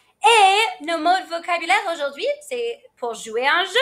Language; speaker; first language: French; non-native, fluent; English